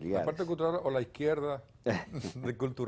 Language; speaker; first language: Spanish; native; Spanish